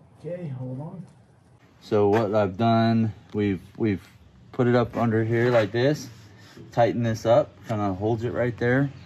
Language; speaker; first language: English; native; English